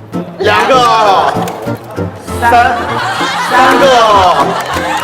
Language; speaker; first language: Chinese; native; Chinese